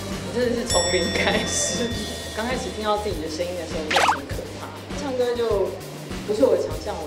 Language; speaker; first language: Chinese; native; Chinese